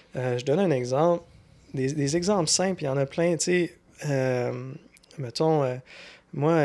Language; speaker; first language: French; native; French